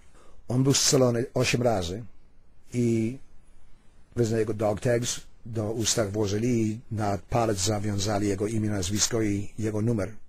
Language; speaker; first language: Polish; early bilingual, heritage; Polish